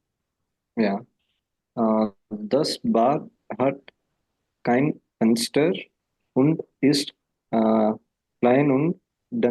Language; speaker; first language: German; non-native, learner; Urdu